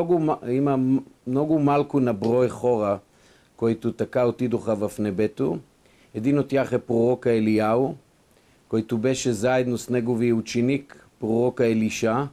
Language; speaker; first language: Bulgarian; non-native, fluent; Hebrew